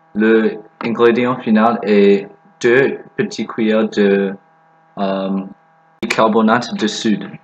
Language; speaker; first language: French; non-native, learner; English